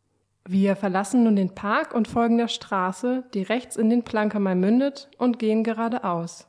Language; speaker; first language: German; native; German